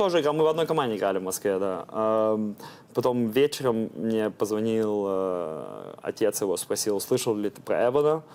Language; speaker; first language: Russian; early bilingual, heritage; Russian